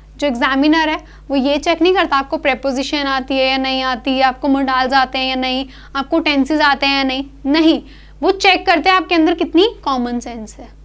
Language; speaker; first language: Hindi; native; Hindi